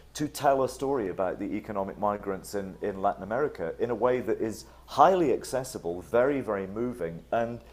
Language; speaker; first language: English; native; English